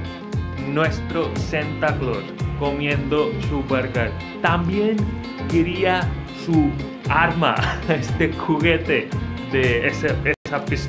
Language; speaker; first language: Spanish; non-native, fluent; Hindi